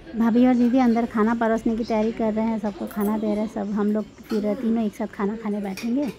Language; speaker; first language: Hindi; non-native, local second language; Marathi